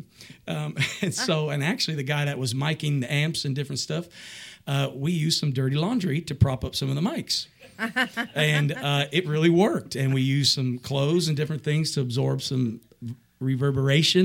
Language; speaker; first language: English; native; English